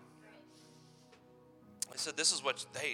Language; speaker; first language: English; native; English